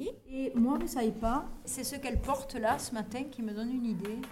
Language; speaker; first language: French; native; French